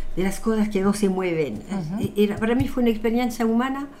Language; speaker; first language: Spanish; non-native, fluent; French